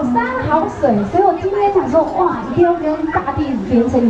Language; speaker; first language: Chinese; native; Chinese